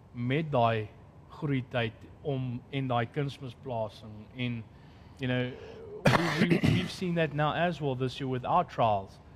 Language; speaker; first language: English; non-native, local second language; Afrikaans